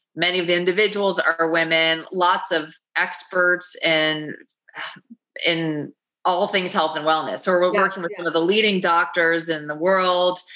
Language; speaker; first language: English; native; English